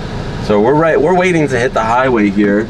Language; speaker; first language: English; native; English